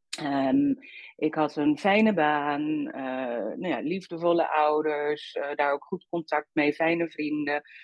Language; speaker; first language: Dutch; native; Dutch